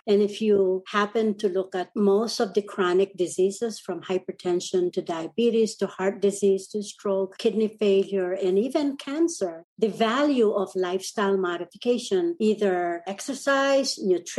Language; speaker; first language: English; non-native, local second language; Pampanga